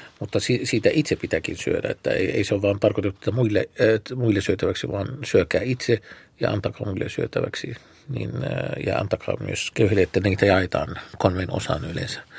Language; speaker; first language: Finnish; non-native, fluent; Arabic